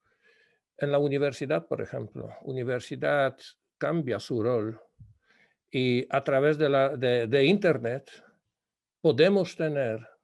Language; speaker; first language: Spanish; non-native, fluent; Polish